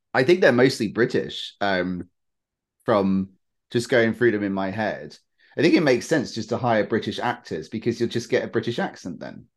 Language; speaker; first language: English; native; English